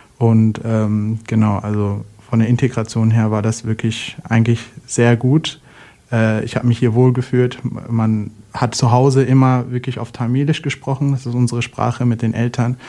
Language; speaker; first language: German; native; German